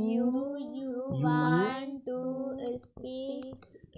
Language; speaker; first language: English; non-native, learner; Hindi